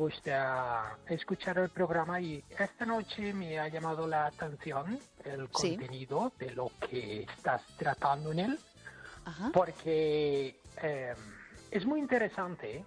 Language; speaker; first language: Spanish; non-native, fluent; English